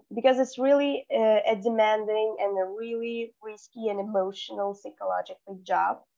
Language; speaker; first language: English; non-native, fluent; Russian